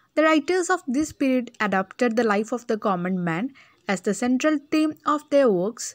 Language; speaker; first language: English; non-native, local second language; Malayalam